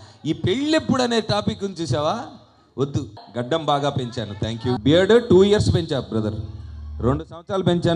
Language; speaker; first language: Telugu; native; Telugu